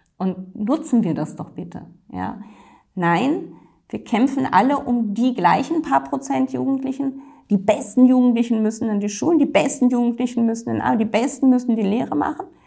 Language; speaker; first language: German; native; German